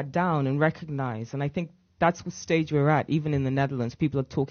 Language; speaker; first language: English; native; English